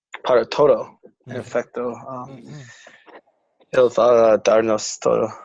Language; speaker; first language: Spanish; non-native, learner; English